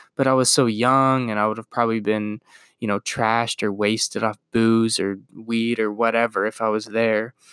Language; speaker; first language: English; native; English